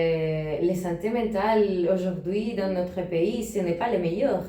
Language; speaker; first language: French; non-native, learner; Spanish